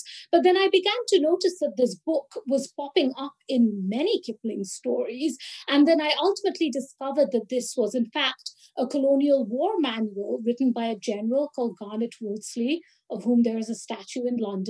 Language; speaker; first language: English; non-native, local second language; Bangla